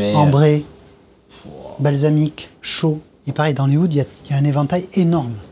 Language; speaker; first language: French; native; French